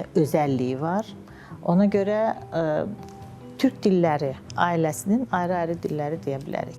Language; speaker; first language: Azerbaijani; native; Azerbaijani